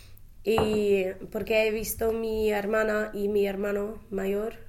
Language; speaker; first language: Spanish; non-native, fluent; English